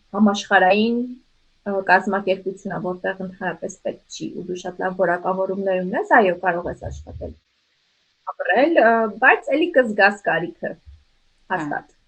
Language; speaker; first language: Armenian; native; Armenian